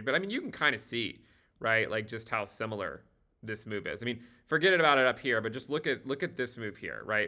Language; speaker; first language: English; native; English